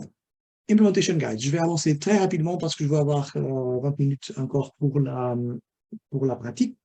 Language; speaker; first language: French; non-native, fluent; Portuguese